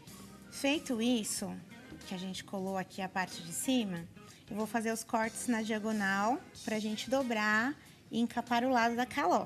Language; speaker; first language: Portuguese; native; Portuguese